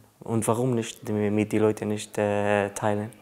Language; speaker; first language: German; non-native, learner; Arabic